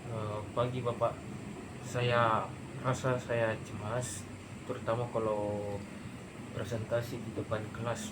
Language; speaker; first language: Indonesian; non-native, local second language; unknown